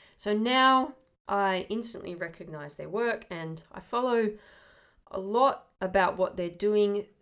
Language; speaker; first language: English; native; English